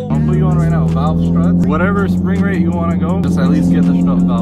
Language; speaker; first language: English; native; English